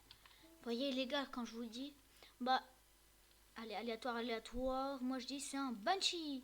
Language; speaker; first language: French; native; French